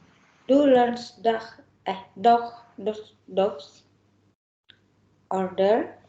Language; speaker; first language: German; non-native, learner; Indonesian